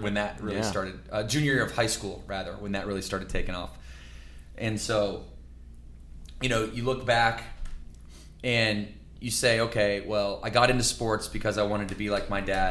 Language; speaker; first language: English; native; English